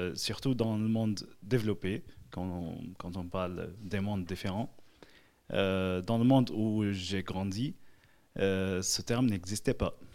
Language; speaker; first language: French; non-native, fluent; Arabic